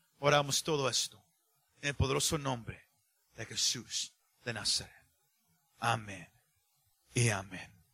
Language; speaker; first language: Spanish; early bilingual, heritage; Spanish